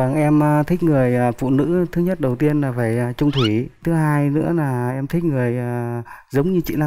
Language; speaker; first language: Vietnamese; native; Vietnamese